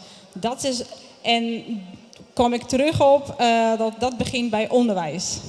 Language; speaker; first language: Dutch; non-native, fluent; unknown